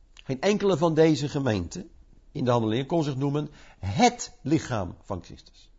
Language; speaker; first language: Dutch; native; Dutch